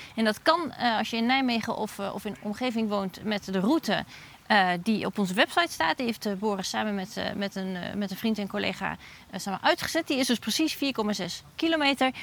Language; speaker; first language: Dutch; native; Dutch